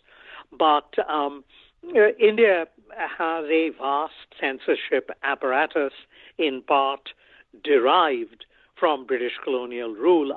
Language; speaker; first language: English; non-native, local second language; Bangla